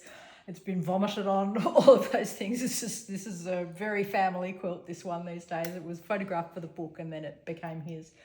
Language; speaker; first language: English; native; English